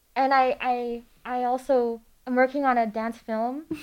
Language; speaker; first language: English; non-native, local second language; Filipino